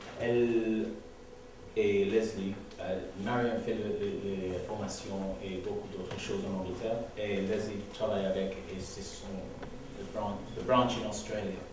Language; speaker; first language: French; non-native, learner; English